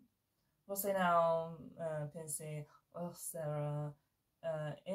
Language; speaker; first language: Portuguese; non-native, learner; English